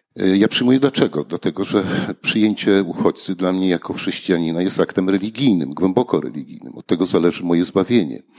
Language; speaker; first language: Polish; native; Polish